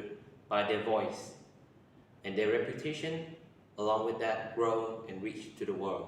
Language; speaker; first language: English; non-native, learner; Vietnamese